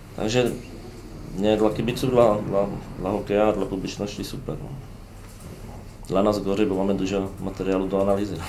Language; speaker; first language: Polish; non-native, learner; Czech